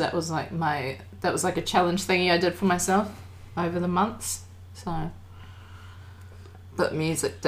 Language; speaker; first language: English; native; English